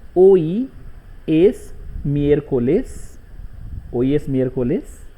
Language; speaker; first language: Spanish; non-native, learner; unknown